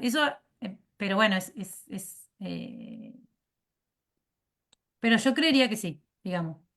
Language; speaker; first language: Spanish; native; Spanish